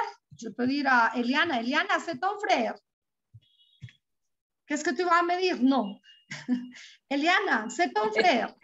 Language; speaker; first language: French; non-native, fluent; Spanish